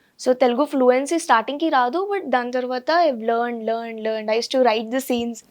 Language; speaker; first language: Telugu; non-native, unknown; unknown